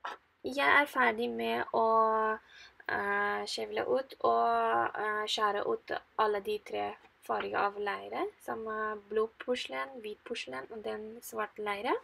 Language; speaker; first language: Norwegian; non-native, fluent; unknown